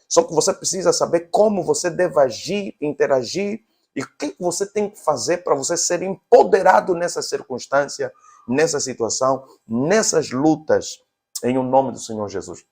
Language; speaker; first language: Portuguese; native; Portuguese